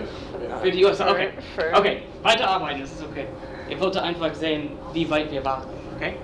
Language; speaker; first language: German; non-native, fluent; English